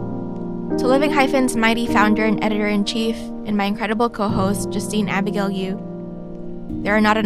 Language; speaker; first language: English; non-native, local second language; Filipino